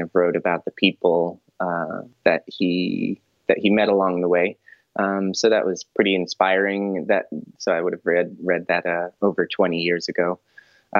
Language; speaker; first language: English; native; English